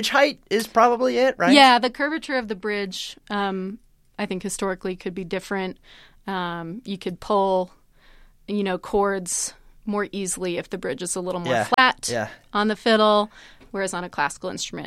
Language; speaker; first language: English; native; English